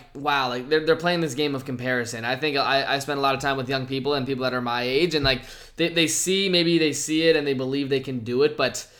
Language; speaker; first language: English; native; English